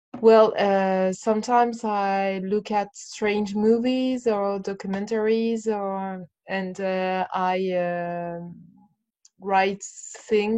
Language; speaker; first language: English; non-native, learner; French